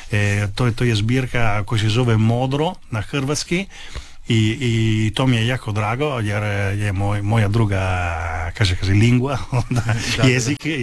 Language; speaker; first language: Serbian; early bilingual, heritage; Italian